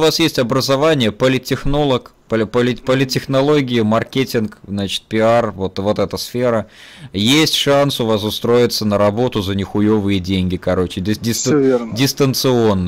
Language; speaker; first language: Russian; native; Russian